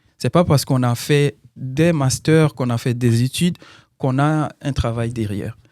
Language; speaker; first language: French; non-native, local second language; Bambara